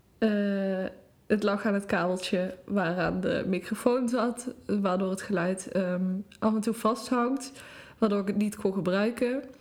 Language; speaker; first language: Dutch; native; Dutch